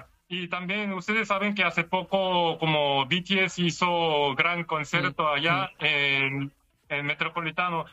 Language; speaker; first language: Spanish; non-native, learner; Korean